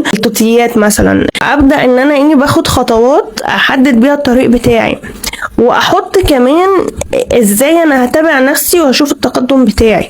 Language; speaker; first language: Arabic; native; Arabic